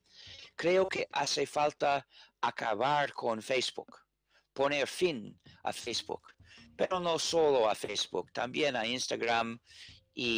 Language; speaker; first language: Spanish; non-native, fluent; English